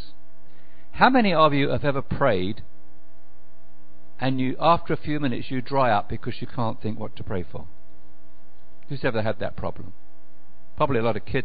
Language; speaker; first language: English; native; English